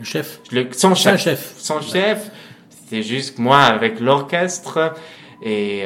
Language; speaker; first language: French; non-native, fluent; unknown